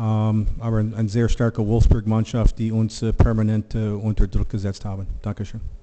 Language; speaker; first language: German; non-native, learner; English